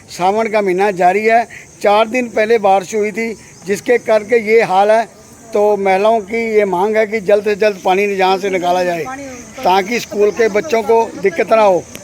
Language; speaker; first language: Hindi; non-native, local second language; Punjabi